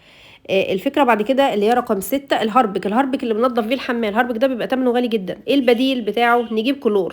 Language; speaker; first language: Arabic; native; Arabic